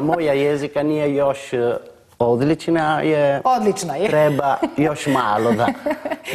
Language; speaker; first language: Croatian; non-native, learner; Italian